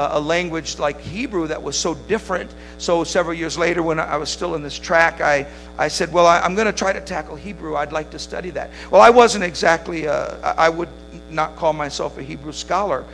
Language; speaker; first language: English; native; English